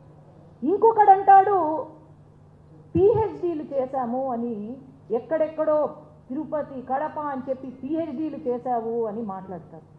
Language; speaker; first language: Telugu; native; Telugu